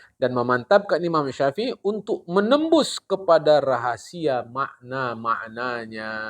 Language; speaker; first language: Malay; non-native, local second language; Indonesian